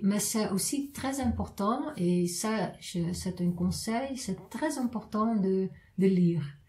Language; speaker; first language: French; non-native, fluent; Dutch